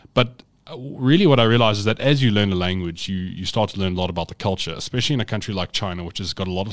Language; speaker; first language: English; native; English